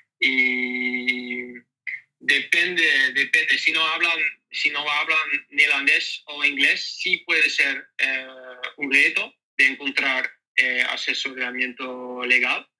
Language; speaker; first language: Spanish; non-native, learner; Dutch